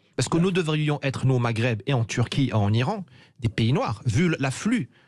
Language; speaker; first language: French; non-native, local second language; Arabic